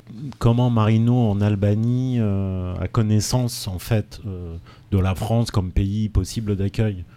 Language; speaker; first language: French; native; French